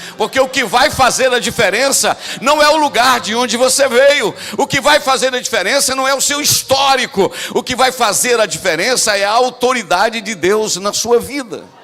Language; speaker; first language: Portuguese; native; Portuguese